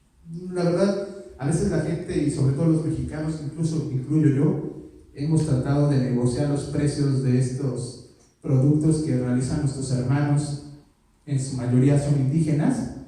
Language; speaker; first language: Spanish; native; Spanish